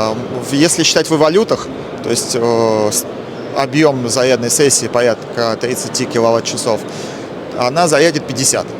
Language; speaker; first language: Russian; native; Russian